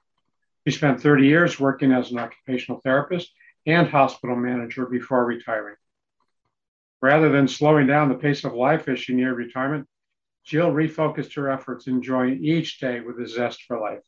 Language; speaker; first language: English; native; English